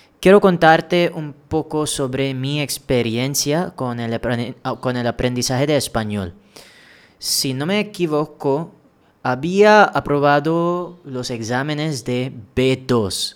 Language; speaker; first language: Spanish; non-native, fluent; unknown